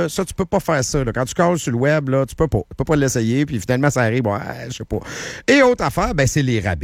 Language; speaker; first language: French; native; French